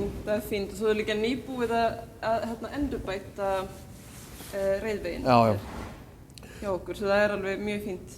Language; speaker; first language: Icelandic; non-native, fluent; Swedish